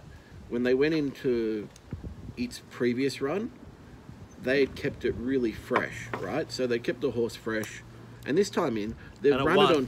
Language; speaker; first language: English; native; English